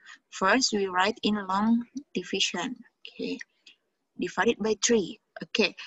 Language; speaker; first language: English; non-native, fluent; Indonesian